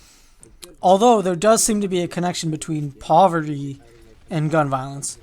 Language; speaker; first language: English; native; English